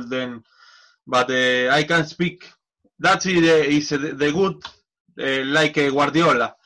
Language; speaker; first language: English; non-native, learner; Spanish